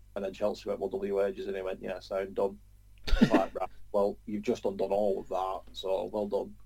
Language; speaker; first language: English; native; English